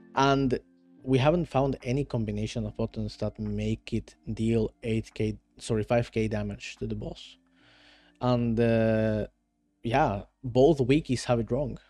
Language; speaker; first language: English; non-native, fluent; Spanish